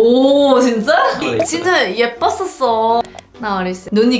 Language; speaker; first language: Korean; non-native, fluent; Cantonese